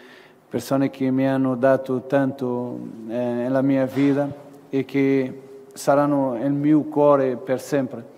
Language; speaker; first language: Italian; non-native, learner; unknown